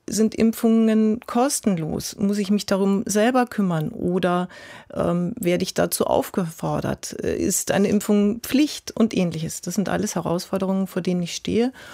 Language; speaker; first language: German; native; German